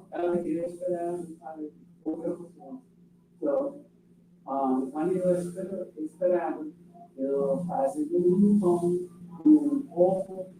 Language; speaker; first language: Portuguese; non-native, learner; English